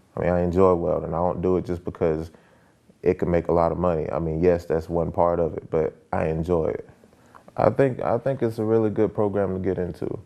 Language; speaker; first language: English; native; English